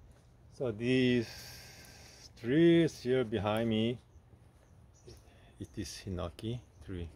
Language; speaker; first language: English; non-native, fluent; Portuguese